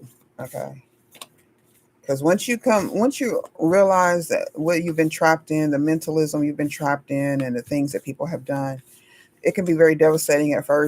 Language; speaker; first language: English; native; English